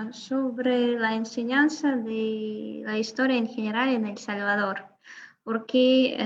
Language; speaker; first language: Spanish; non-native, fluent; Russian